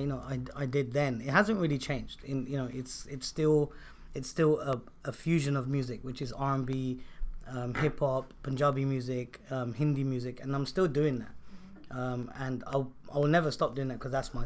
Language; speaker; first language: English; native; English